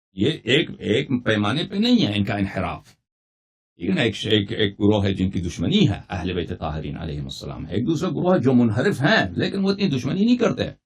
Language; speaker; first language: Urdu; non-native, fluent; Persian